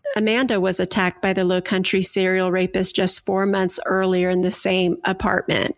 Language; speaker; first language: English; native; English